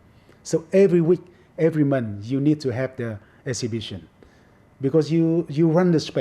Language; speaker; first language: English; non-native, fluent; Vietnamese